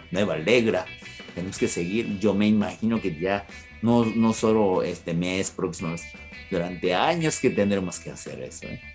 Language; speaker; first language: Spanish; non-native, fluent; Japanese